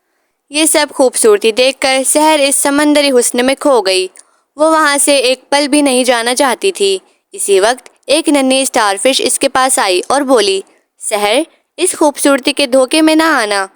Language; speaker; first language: Urdu; native; Urdu